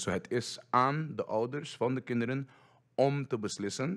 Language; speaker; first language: Dutch; non-native, local second language; English